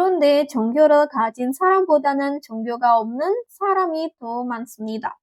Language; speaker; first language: Korean; non-native, fluent; Indonesian